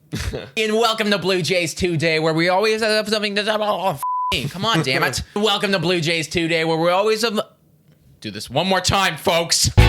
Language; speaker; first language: English; native; English